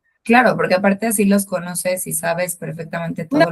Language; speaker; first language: Spanish; native; Spanish